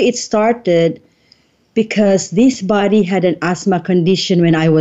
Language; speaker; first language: English; non-native, local second language; Filipino